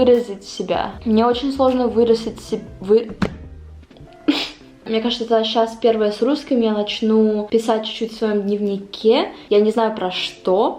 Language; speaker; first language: Russian; early bilingual, heritage; Russian